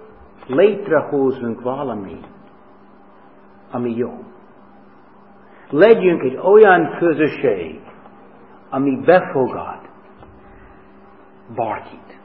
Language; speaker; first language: Hungarian; non-native, fluent; English